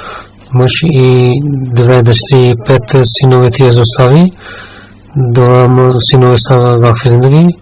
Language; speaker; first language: Bulgarian; non-native, learner; Urdu